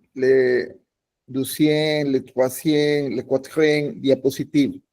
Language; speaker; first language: French; non-native, learner; Spanish